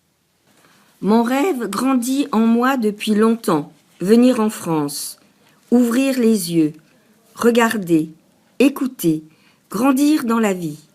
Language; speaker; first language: French; non-native, learner; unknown